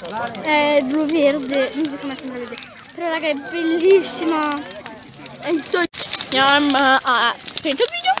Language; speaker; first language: Italian; native; Italian